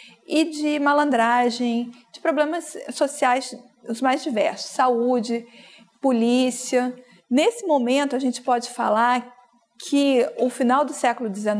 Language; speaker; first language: Portuguese; native; Portuguese